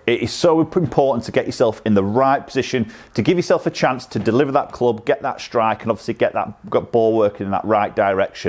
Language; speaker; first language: English; native; English